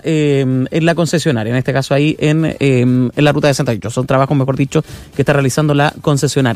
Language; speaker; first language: Spanish; native; Spanish